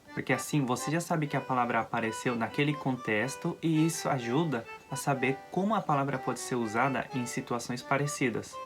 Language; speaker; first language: Portuguese; non-native, fluent; Japanese